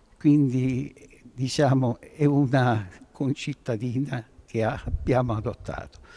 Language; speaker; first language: Italian; native; Italian